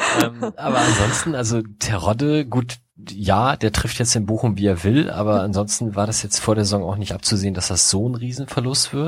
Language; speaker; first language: German; native; German